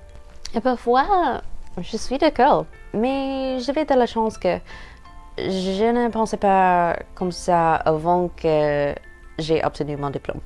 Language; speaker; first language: French; non-native, learner; English